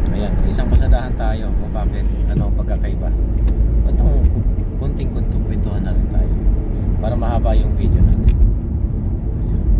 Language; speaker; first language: Filipino; native; Filipino